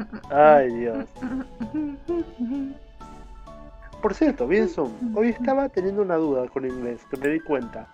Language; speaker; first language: Spanish; native; Spanish